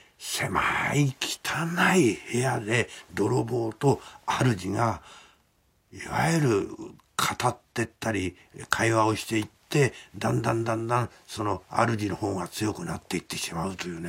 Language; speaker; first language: Japanese; native; Japanese